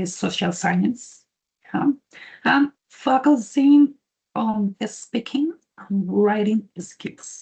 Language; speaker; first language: English; non-native, learner; Spanish